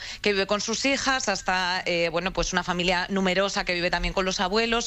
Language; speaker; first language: Spanish; native; Spanish